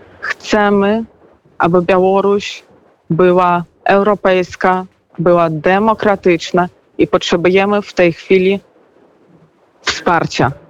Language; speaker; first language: Polish; non-native, fluent; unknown